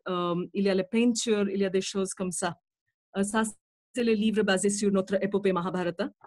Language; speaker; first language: French; non-native, fluent; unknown